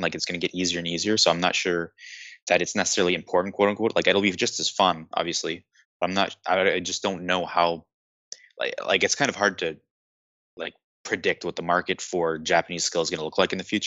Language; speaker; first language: English; native; English